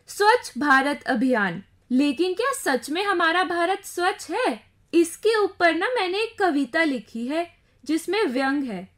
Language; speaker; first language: Hindi; native; Hindi